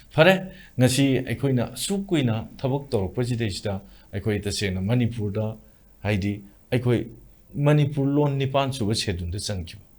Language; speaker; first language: Manipuri; native; Manipuri